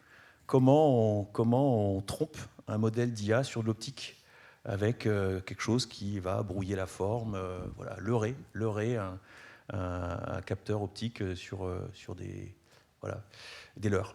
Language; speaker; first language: French; native; French